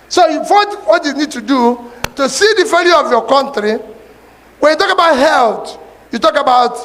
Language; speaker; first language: English; non-native, local second language; Igbo